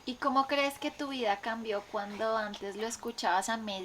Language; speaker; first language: Spanish; native; Spanish